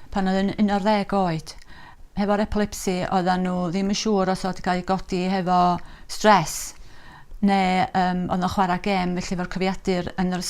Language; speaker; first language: Welsh; native; Welsh